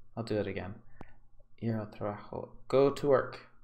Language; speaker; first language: English; native; English